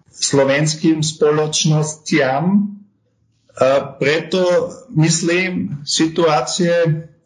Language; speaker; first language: Slovak; non-native, learner; German